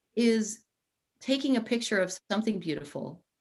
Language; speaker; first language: English; native; English